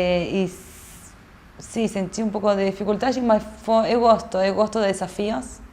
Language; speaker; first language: Portuguese; non-native, fluent; Spanish